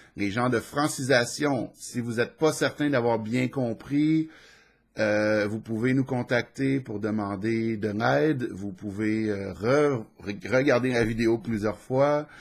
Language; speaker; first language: French; native; French